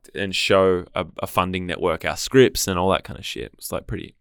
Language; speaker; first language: English; native; English